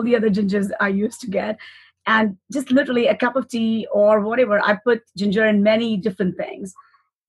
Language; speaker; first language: English; non-native, local second language; Hindi